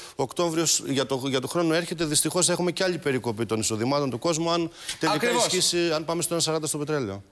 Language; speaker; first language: Greek; native; Greek